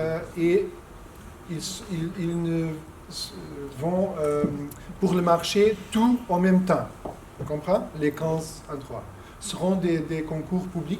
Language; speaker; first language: French; non-native, fluent; Portuguese